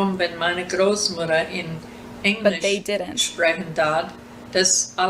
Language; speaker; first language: German; early bilingual, heritage; German